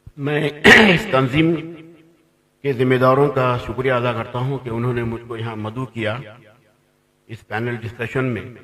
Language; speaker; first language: Urdu; native; Urdu